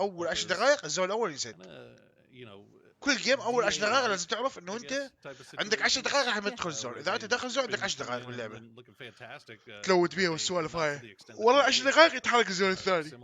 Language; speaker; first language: Arabic; native; Arabic